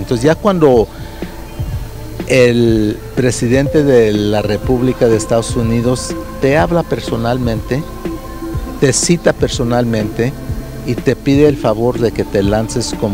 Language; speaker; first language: Spanish; early bilingual, heritage; Spanish